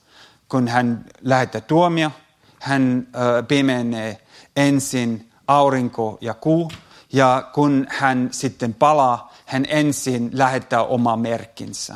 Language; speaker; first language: Finnish; non-native, fluent; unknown